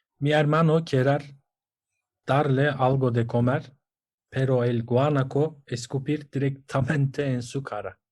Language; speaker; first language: Spanish; non-native, fluent; Turkish